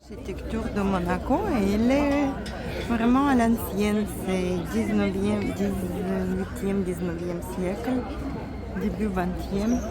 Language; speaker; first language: French; non-native, fluent; Russian